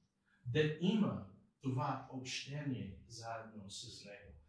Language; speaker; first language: Bulgarian; non-native, fluent; English